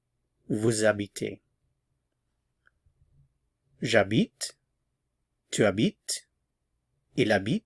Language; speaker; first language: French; non-native, fluent; English